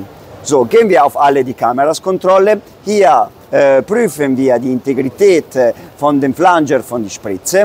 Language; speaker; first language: German; non-native, fluent; Italian